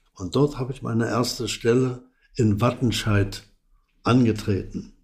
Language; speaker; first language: German; native; German